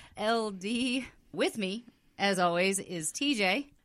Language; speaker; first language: English; native; English